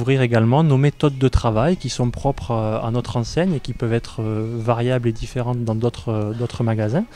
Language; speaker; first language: French; native; French